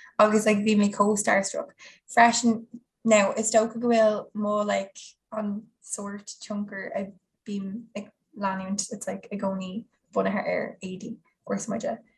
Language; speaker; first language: Irish; non-native, local second language; English